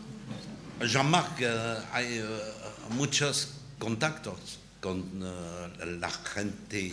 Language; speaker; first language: Spanish; non-native, learner; French